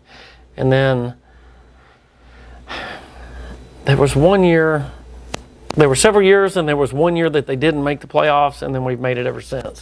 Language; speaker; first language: English; native; English